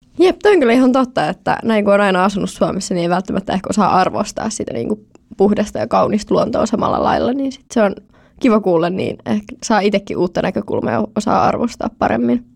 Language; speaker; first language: Finnish; native; Finnish